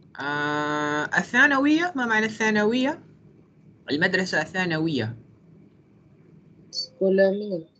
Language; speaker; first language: Arabic; non-native, fluent; Malay